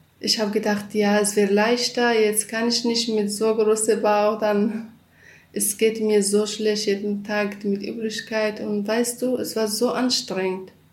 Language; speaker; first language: German; non-native, learner; Kurdish